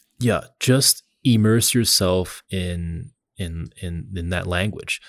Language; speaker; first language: English; early bilingual, other home language; Cantonese